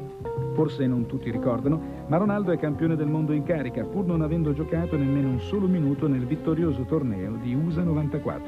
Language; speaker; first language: Italian; native; Italian